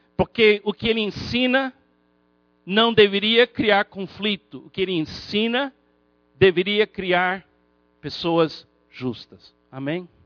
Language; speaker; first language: Portuguese; non-native, fluent; English